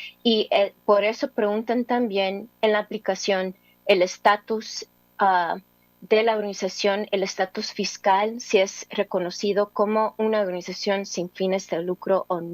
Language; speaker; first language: Spanish; early bilingual, heritage; English